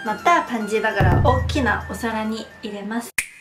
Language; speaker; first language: Japanese; non-native, fluent; Chinese